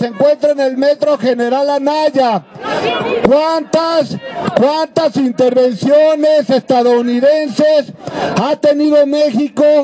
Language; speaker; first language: Spanish; native; Spanish